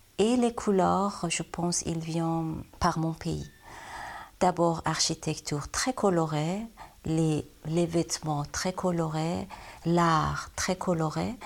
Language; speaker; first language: French; non-native, learner; Persian